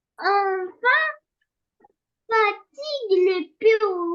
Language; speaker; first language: French; non-native, learner; Arabic